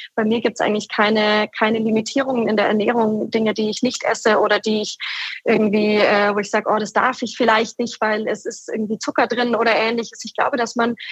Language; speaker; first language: German; native; German